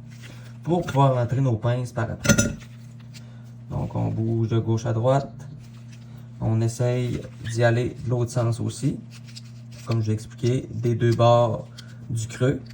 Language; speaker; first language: French; native; French